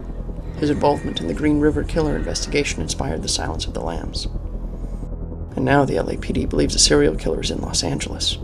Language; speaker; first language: English; native; English